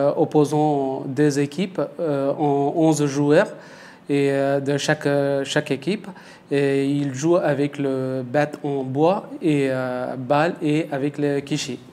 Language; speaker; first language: French; non-native, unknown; Tamil